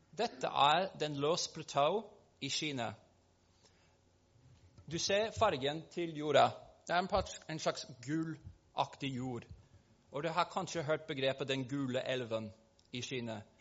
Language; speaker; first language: Norwegian; non-native, fluent; English